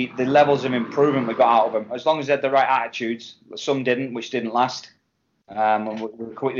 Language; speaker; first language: English; native; English